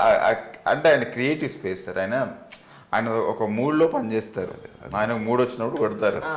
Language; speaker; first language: Telugu; native; Telugu